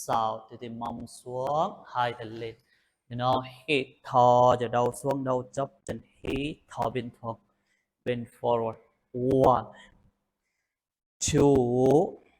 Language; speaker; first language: Vietnamese; non-native, learner; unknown